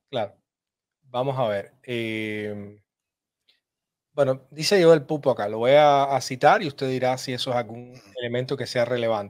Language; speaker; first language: Spanish; native; Spanish